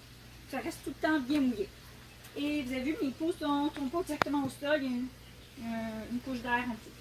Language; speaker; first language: French; native; French